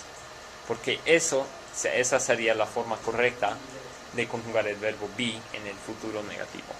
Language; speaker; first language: Spanish; non-native, fluent; English